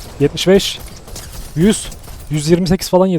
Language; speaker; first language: Turkish; native; Turkish